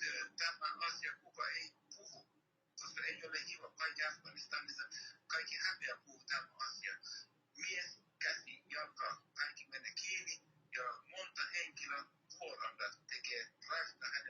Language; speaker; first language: Finnish; non-native, learner; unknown